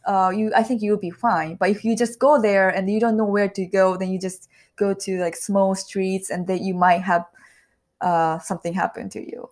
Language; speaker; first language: English; non-native, learner; Japanese